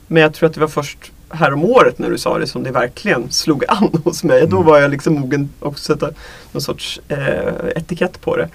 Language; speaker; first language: Swedish; native; Swedish